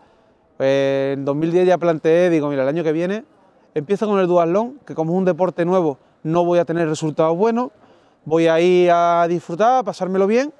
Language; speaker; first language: Spanish; native; Spanish